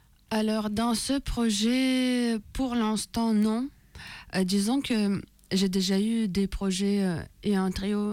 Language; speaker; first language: French; non-native, fluent; Russian